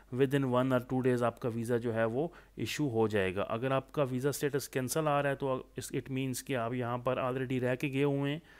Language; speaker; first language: Urdu; non-native, local second language; Punjabi